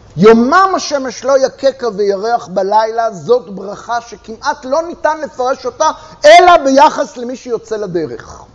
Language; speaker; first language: Hebrew; native; Hebrew